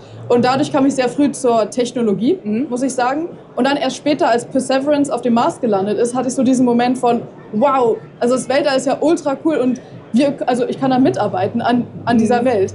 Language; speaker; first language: German; native; German